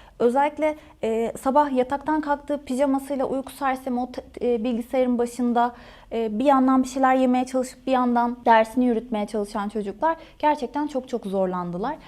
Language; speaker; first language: Turkish; native; Turkish